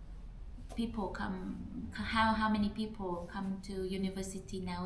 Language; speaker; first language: English; non-native, learner; Vietnamese